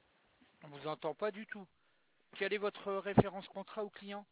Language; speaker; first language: French; native; French